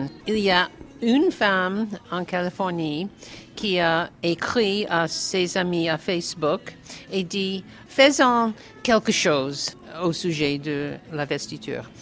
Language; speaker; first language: French; non-native, learner; English